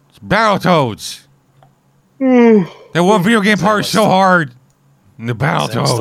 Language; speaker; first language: English; native; English